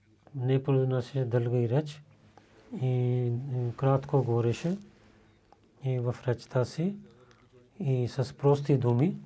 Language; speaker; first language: Bulgarian; non-native, learner; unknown